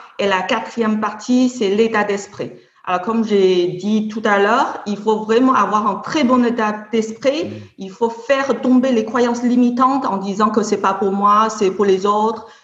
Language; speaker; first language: French; non-native, fluent; Chinese